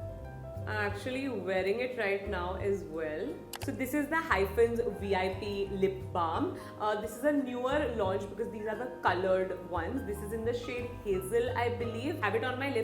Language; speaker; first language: English; non-native, local second language; Hindi